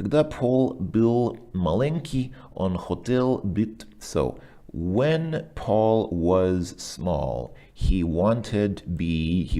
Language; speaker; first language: Russian; non-native, fluent; English